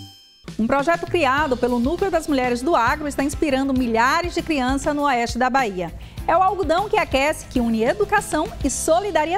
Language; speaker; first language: Portuguese; native; Portuguese